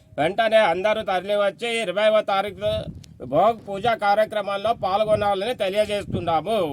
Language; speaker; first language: Telugu; non-native, local second language; Lambadi